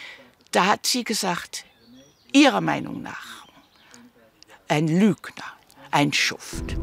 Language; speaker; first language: German; early bilingual, heritage; German